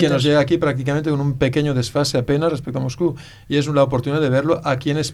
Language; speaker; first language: Spanish; native; Spanish